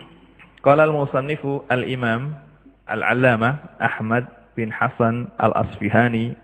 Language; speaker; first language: Arabic; non-native, fluent; Indonesian